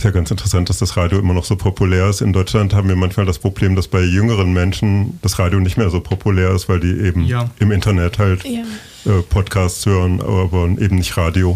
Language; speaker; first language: German; native; German